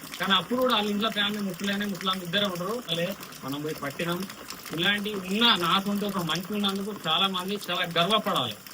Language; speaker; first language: Telugu; non-native, local second language; Urdu